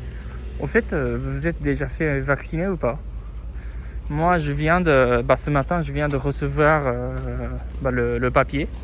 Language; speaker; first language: French; non-native, fluent; Japanese